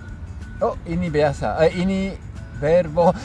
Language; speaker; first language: Indonesian; non-native, fluent; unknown